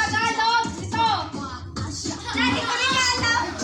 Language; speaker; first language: Filipino; non-native, local second language; Cebuano